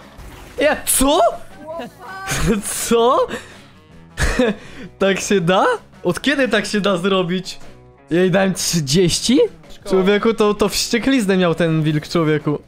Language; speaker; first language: Polish; native; Polish